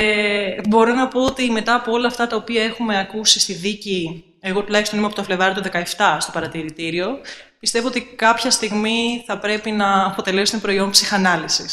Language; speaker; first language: Greek; native; Greek